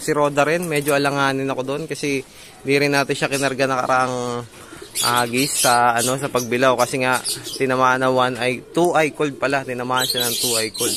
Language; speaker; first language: Filipino; native; Filipino